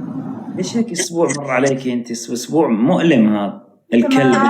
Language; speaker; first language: Arabic; native; Arabic